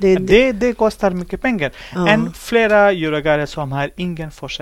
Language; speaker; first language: Swedish; non-native, learner; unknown